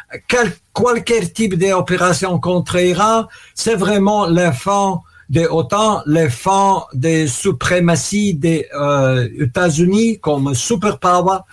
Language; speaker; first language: French; non-native, learner; Russian